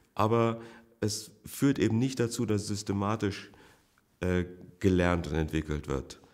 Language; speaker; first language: German; native; German